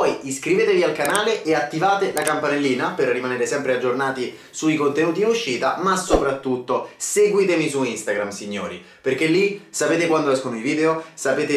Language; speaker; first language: Italian; native; Italian